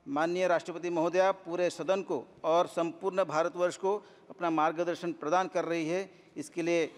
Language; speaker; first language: Hindi; non-native, local second language; Marathi